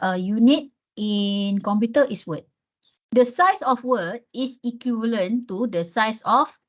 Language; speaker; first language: English; non-native, local second language; Malay